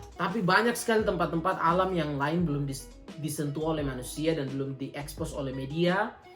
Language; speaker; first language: Indonesian; native; Indonesian